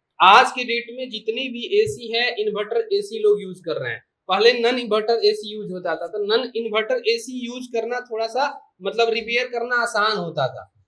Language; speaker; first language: Hindi; native; Hindi